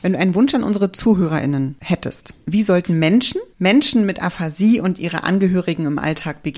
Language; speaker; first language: German; native; German